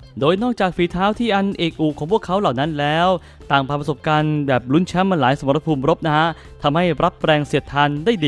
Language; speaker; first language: Thai; native; Thai